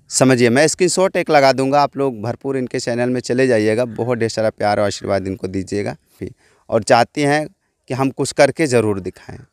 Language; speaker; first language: Hindi; native; Hindi